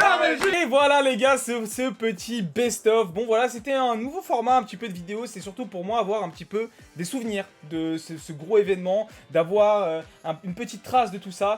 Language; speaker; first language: French; native; French